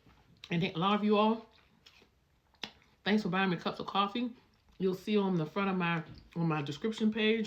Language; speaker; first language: English; native; English